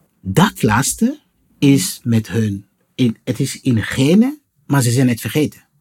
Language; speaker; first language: Dutch; non-native, fluent; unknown